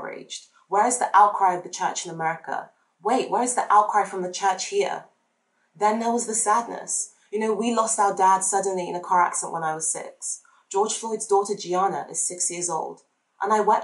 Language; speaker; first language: English; native; English